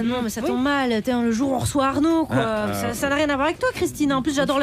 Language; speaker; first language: French; native; French